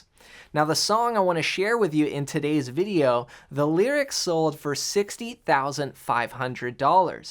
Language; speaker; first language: English; native; English